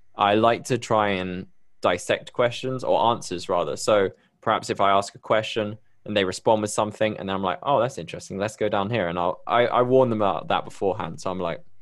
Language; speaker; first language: English; native; English